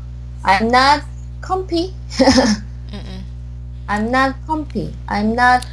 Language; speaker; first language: English; non-native, learner; Korean